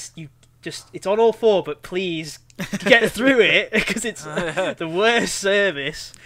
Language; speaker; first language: English; native; English